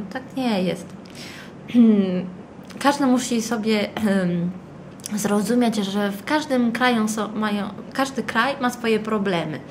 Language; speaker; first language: Polish; early bilingual, heritage; Italian